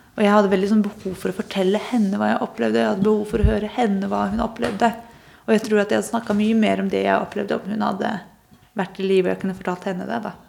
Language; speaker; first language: Norwegian; early bilingual, other home language; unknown